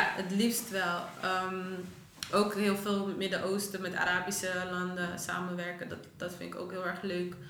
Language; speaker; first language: Dutch; early bilingual, other home language; Persian